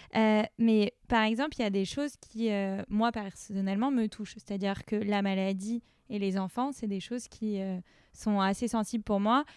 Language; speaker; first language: French; native; French